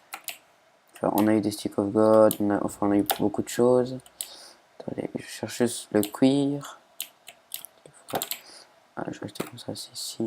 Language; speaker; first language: French; native; French